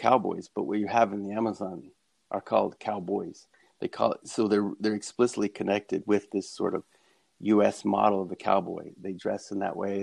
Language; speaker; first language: English; native; English